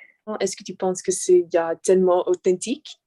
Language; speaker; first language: French; non-native, learner; English